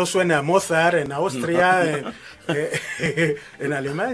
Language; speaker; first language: Spanish; non-native, fluent; Lingala